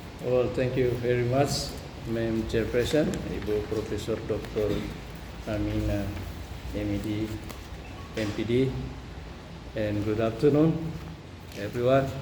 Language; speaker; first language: English; non-native, fluent; Indonesian